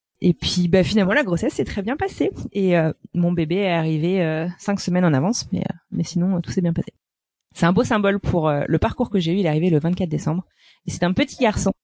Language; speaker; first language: French; native; French